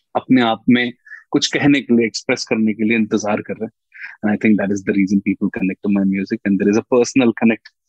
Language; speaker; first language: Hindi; native; Hindi